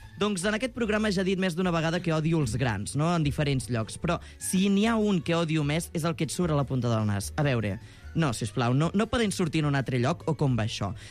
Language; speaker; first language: Catalan; native; Catalan